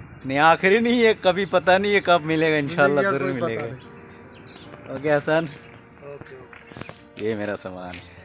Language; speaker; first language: Hindi; non-native, fluent; Bangla